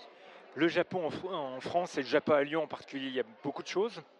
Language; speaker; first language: French; native; French